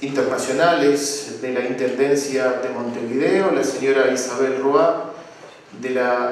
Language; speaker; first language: Spanish; native; Spanish